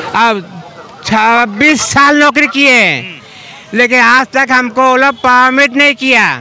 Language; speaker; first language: Hindi; non-native, local second language; Punjabi